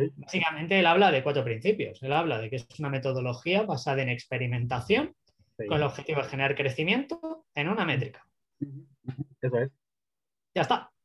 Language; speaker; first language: Spanish; native; Spanish